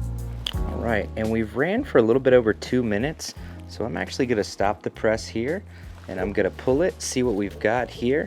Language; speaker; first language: English; native; English